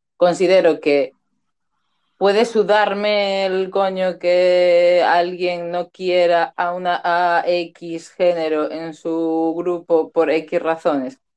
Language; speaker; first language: Spanish; native; Spanish